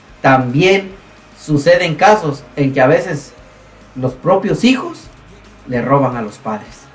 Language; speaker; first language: Spanish; native; Spanish